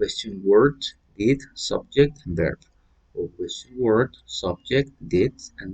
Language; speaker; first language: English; non-native, fluent; Spanish